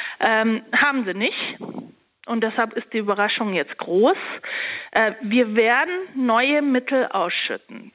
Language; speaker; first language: German; early bilingual, other home language; Turkish